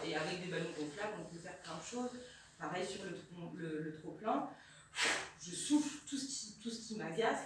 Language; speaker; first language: French; native; French